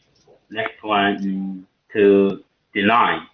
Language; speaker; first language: English; non-native, learner; Chinese